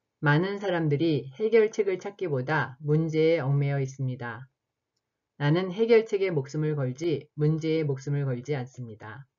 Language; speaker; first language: Korean; native; Korean